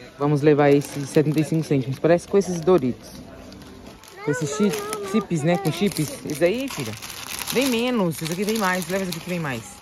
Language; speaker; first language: Portuguese; native; Portuguese